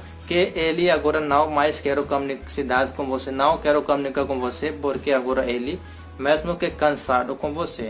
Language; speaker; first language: Portuguese; non-native, learner; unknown